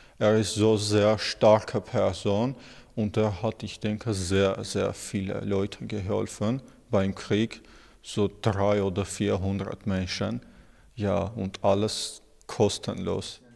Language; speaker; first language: German; non-native, learner; Armenian